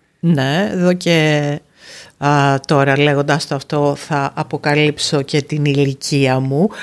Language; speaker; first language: Greek; native; Greek